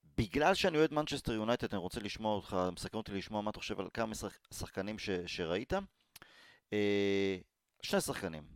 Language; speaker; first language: Hebrew; native; Hebrew